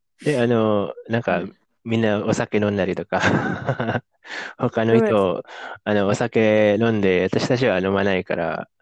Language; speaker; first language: Japanese; non-native, fluent; Indonesian